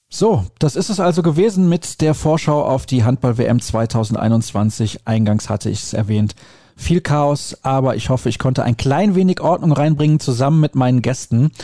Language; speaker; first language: German; native; German